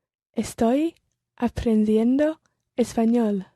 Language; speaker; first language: Spanish; non-native, learner; English